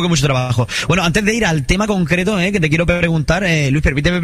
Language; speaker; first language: Spanish; native; Spanish